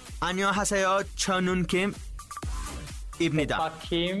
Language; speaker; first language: Korean; non-native, learner; Spanish